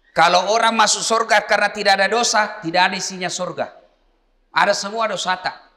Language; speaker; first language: Indonesian; non-native, local second language; Buginese